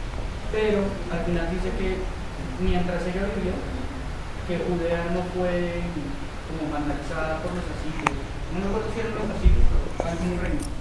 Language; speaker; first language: Spanish; native; Spanish